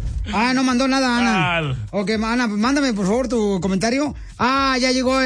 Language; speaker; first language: Spanish; native; Spanish